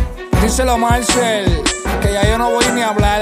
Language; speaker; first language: Spanish; native; Spanish